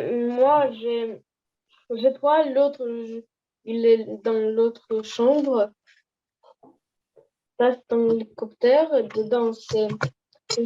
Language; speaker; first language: French; non-native, learner; Russian